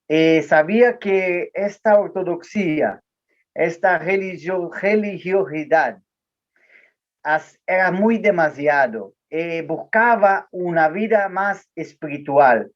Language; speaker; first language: Spanish; non-native, learner; Portuguese